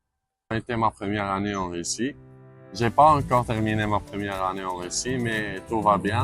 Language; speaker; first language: French; non-native, local second language; Arabic